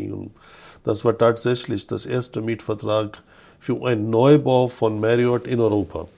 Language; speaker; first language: German; non-native, fluent; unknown